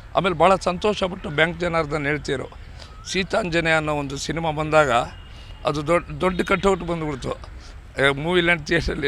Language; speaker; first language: Kannada; native; Kannada